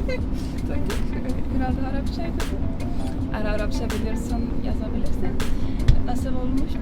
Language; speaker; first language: Turkish; non-native, learner; Estonian